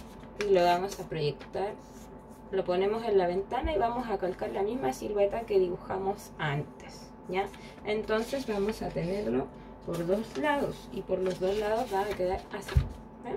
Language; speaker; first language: Spanish; native; Spanish